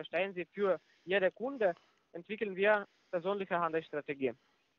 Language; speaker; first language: German; non-native, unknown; Russian